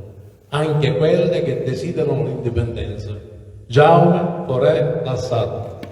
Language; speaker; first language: Italian; native; Italian